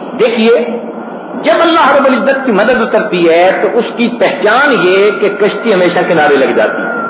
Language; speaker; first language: Urdu; non-native, local second language; Punjabi